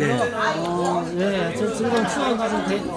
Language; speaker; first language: Korean; native; Korean